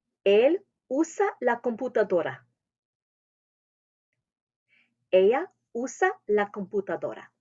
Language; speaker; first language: Spanish; non-native, fluent; English